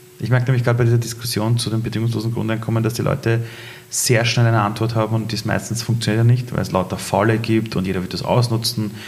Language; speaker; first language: German; early bilingual, other home language; Persian